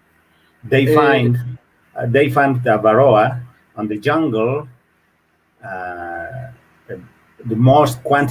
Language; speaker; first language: English; non-native, learner; Spanish